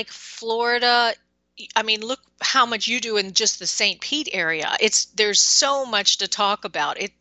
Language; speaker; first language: English; native; English